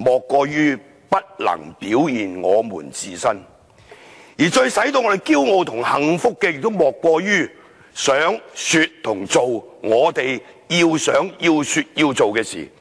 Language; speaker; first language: Chinese; non-native, local second language; Cantonese